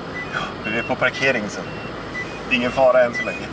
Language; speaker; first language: Swedish; native; Swedish